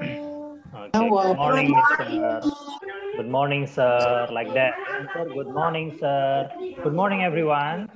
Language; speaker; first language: English; non-native, learner; Indonesian